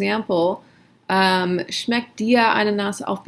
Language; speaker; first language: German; non-native, fluent; English